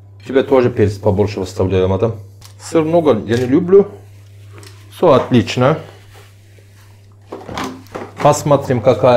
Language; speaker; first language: Russian; non-native, learner; Turkish